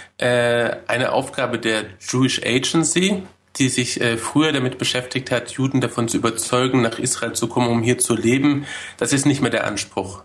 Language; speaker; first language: German; early bilingual, other home language; Hebrew